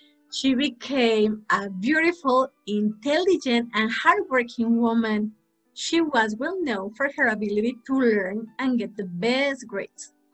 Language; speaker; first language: English; non-native, fluent; Spanish